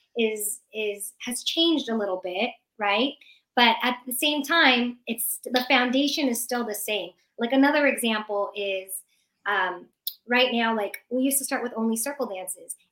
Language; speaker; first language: English; early bilingual, other home language; Persian